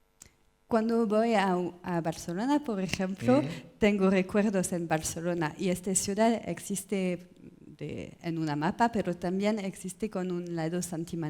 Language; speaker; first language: Spanish; non-native, learner; French